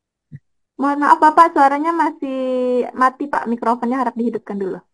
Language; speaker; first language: Indonesian; native; Indonesian